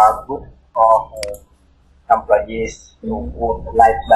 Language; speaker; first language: English; non-native, learner; Vietnamese